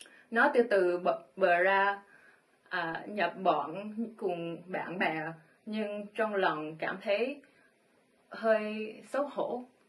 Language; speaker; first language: Vietnamese; early bilingual, heritage; Vietnamese